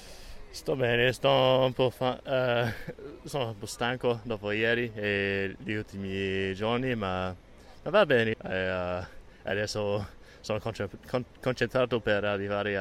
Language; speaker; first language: Italian; non-native, learner; English